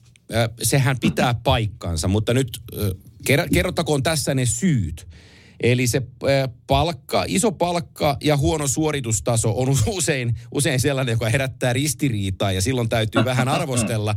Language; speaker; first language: Finnish; native; Finnish